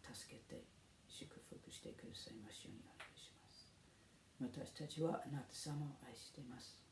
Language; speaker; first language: Japanese; non-native, learner; English